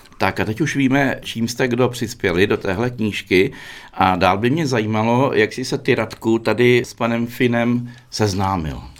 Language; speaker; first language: Czech; native; Czech